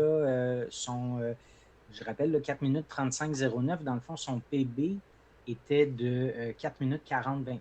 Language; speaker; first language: French; native; French